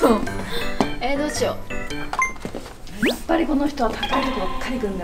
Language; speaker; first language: Japanese; native; Japanese